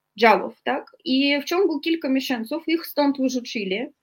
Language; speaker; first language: Polish; non-native, fluent; Russian